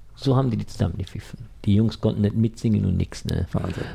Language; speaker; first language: German; native; German